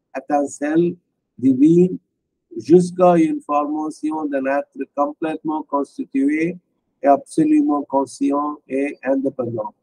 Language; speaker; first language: French; non-native, fluent; Tamil